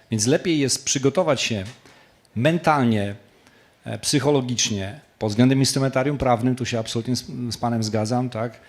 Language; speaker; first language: Polish; native; Polish